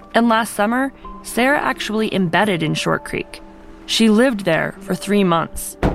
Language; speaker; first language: English; native; English